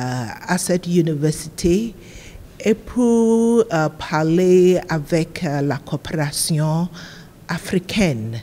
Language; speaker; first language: French; non-native, learner; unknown